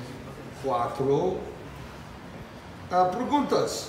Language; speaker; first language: Spanish; non-native, learner; English